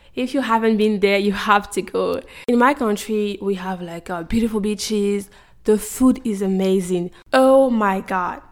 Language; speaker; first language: English; non-native, fluent; French